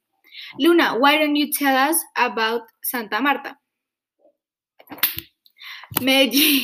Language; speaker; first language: English; non-native, fluent; Spanish